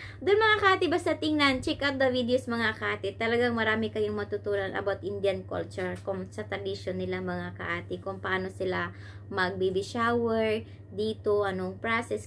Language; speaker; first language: Filipino; non-native, local second language; Cebuano